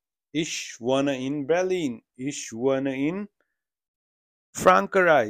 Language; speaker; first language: German; non-native, fluent; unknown